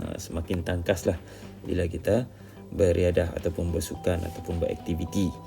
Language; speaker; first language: Malay; native; Malay